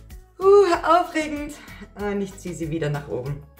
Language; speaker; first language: German; native; German